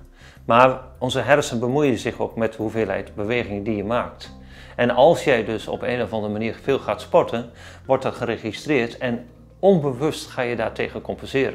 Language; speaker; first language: Dutch; native; Dutch